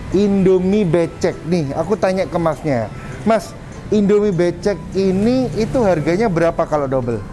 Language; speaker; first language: Indonesian; native; Indonesian